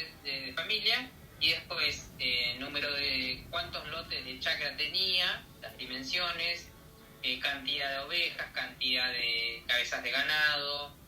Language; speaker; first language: Spanish; native; Spanish